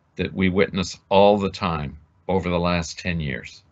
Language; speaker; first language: English; native; English